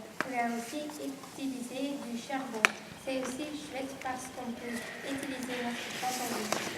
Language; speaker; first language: French; non-native, local second language; Dutch